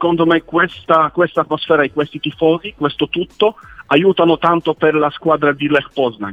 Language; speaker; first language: Italian; non-native, learner; Polish